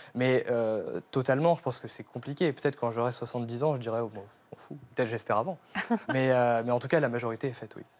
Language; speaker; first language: French; native; French